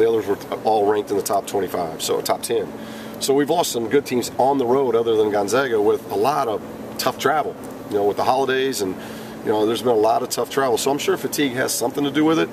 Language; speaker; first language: English; native; English